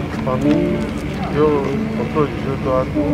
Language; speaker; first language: Portuguese; non-native, learner; Lingala